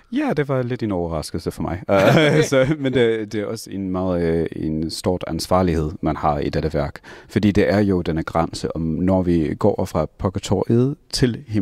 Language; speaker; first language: Danish; non-native, fluent; English